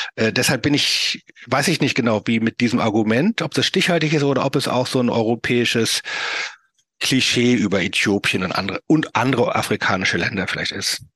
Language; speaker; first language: German; native; German